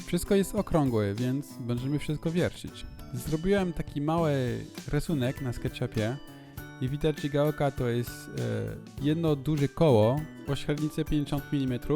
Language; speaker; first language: Polish; non-native, learner; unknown